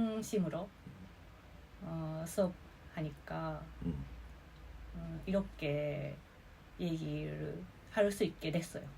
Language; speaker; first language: Korean; non-native, fluent; Japanese